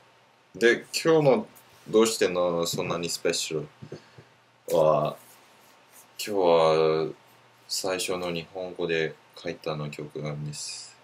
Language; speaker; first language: Japanese; non-native, learner; English